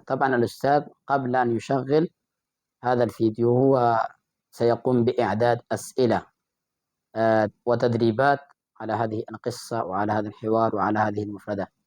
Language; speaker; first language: Arabic; non-native, fluent; Urdu